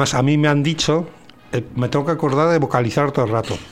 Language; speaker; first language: Spanish; native; Spanish